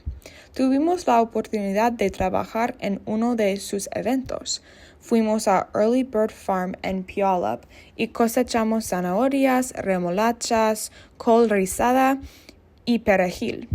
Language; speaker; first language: Spanish; non-native, learner; English